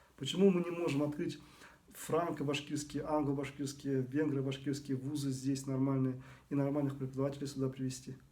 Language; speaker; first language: Russian; non-native, local second language; Bashkir